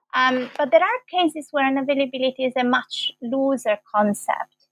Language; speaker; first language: English; non-native, fluent; Italian